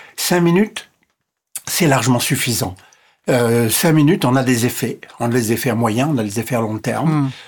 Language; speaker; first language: French; non-native, local second language; English